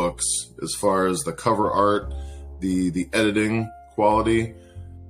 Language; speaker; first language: English; native; English